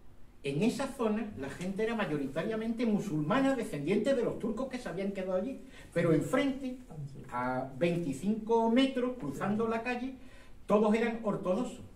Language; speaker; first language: Spanish; native; Spanish